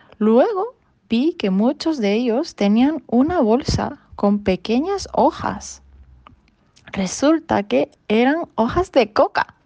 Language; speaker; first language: Spanish; non-native, fluent; Japanese